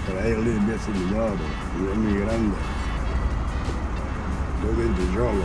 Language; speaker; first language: Spanish; non-native, learner; Portuguese